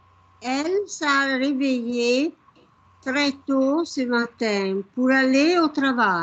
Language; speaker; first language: French; non-native, learner; Italian